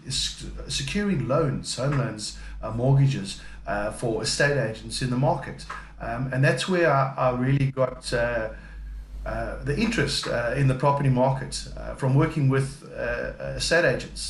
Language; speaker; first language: English; native; English